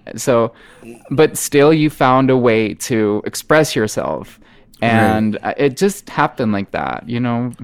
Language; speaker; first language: English; non-native, fluent; Spanish